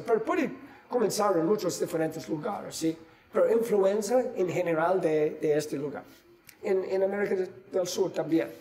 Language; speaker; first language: Spanish; non-native, fluent; English